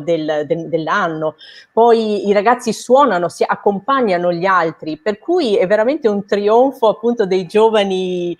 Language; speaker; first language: Italian; native; Italian